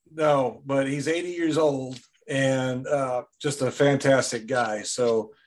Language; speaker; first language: English; native; English